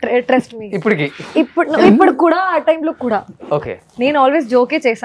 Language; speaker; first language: Telugu; non-native, local second language; Hindi